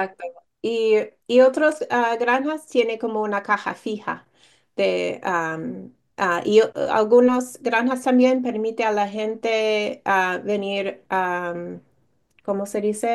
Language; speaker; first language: Spanish; non-native, fluent; English